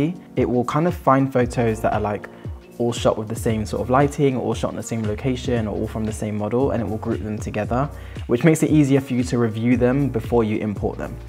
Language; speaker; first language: English; native; English